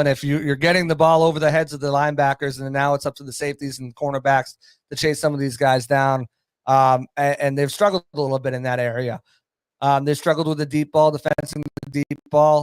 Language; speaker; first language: English; native; English